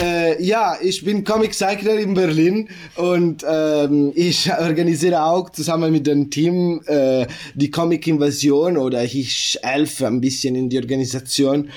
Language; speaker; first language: German; non-native, learner; Italian